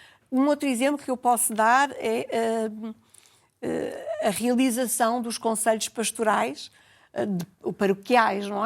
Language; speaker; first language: Portuguese; native; Portuguese